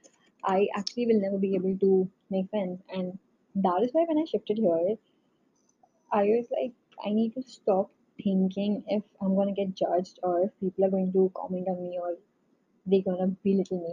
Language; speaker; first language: English; non-native, local second language; Hindi